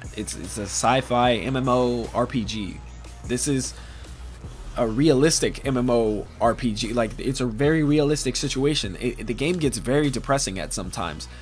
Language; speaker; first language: English; native; English